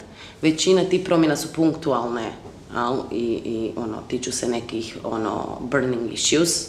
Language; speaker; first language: Croatian; native; Croatian